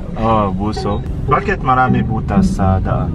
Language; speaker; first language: Filipino; non-native, learner; Arabic